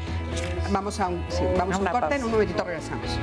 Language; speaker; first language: Spanish; native; Spanish